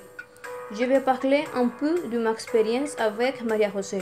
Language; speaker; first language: French; non-native, learner; Spanish